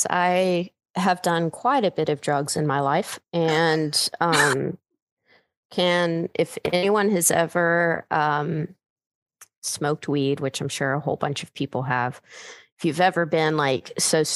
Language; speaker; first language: English; native; English